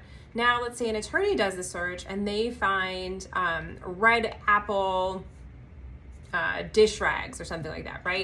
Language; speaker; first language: English; native; English